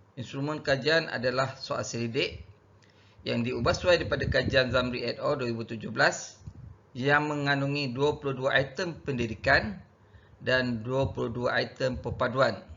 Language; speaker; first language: Malay; native; Malay